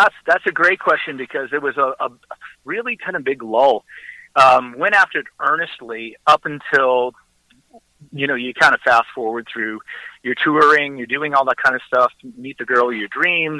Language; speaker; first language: English; native; English